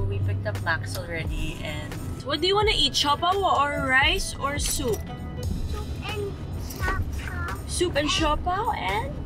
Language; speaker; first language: English; non-native, local second language; Filipino